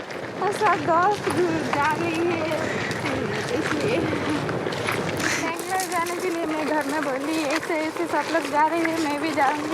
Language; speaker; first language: Hindi; non-native, local second language; Odia